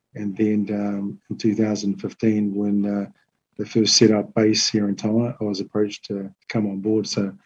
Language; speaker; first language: English; native; English